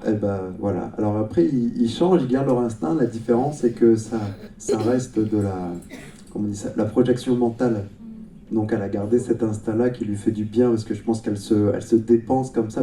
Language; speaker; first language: French; native; French